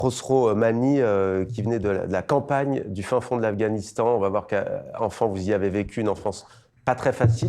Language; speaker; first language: French; native; French